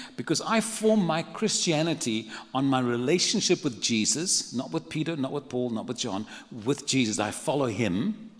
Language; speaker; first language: English; native; English